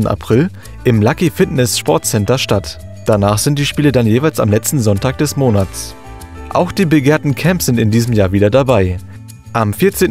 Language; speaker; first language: German; native; German